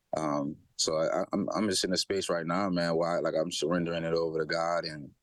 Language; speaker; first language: English; native; English